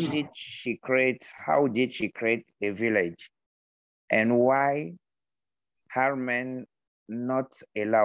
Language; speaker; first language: English; non-native, learner; Arabic